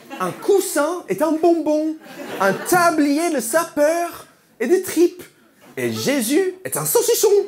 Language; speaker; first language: French; non-native, fluent; English